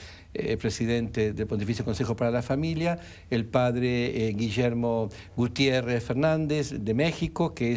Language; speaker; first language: Spanish; native; Spanish